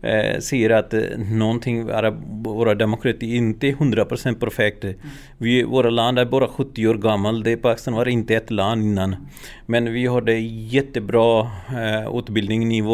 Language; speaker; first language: Swedish; non-native, learner; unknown